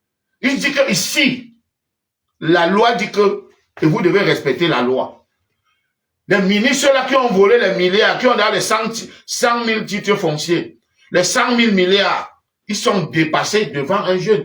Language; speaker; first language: French; native; French